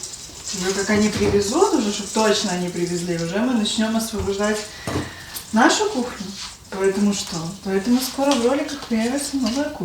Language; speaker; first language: Russian; native; Russian